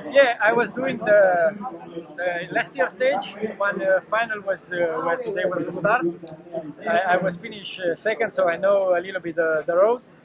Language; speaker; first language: English; non-native, learner; Romanian